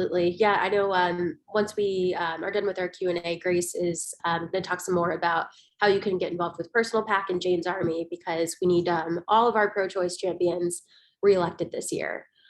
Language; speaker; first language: English; native; English